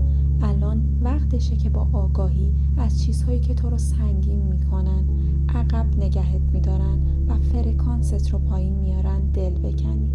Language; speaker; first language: Persian; native; Persian